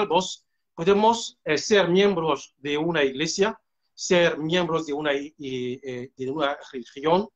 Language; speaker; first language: Spanish; non-native, fluent; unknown